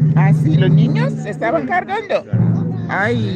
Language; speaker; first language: Spanish; non-native, learner; English